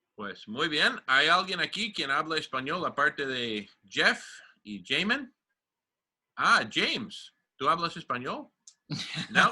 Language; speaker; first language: Spanish; non-native, fluent; English